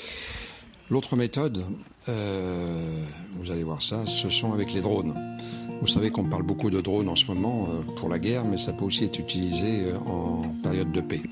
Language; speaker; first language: French; native; French